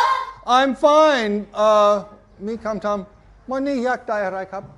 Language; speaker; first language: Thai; non-native, learner; English